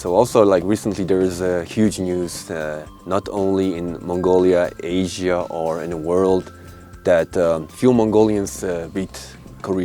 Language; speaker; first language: English; non-native, local second language; Mongolian